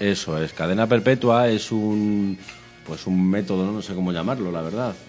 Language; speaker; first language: Spanish; native; Spanish